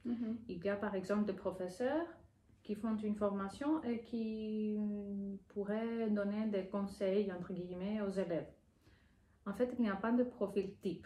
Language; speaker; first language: French; non-native, fluent; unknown